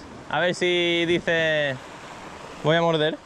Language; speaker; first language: Spanish; native; Spanish